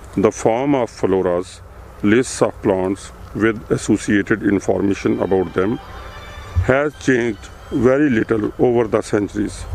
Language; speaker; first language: English; non-native, local second language; Urdu